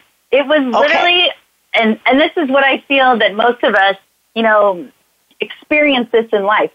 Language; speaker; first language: English; native; English